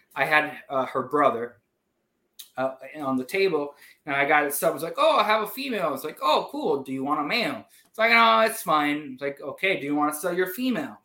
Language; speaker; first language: English; non-native, fluent; Spanish